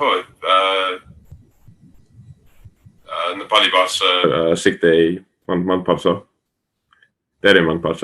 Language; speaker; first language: Nepali; non-native, learner; English